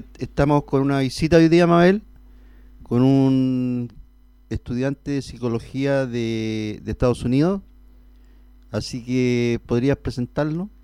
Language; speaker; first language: Spanish; native; Spanish